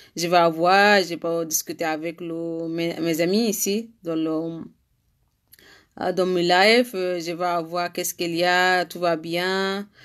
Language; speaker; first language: French; non-native, learner; Arabic